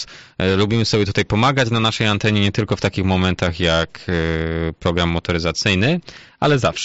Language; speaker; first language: Polish; native; Polish